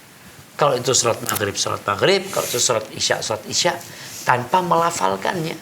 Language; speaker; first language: Malay; native; Malay